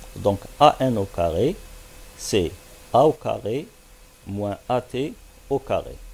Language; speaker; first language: French; non-native, local second language; Arabic